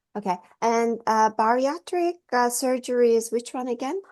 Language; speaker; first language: English; non-native, fluent; Mongolian